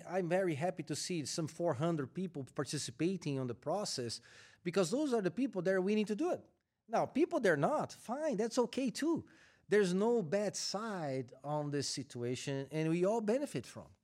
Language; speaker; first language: English; non-native, fluent; Portuguese